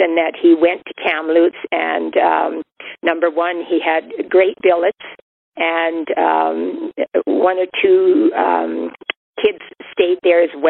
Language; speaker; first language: English; native; English